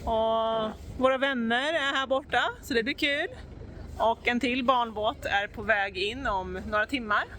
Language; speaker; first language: Swedish; native; Swedish